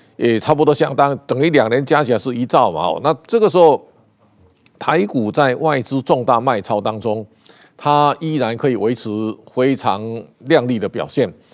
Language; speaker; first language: Chinese; native; Chinese